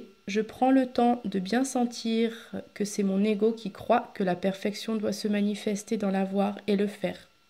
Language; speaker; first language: French; native; French